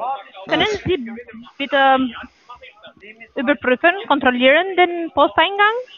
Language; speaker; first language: German; non-native, learner; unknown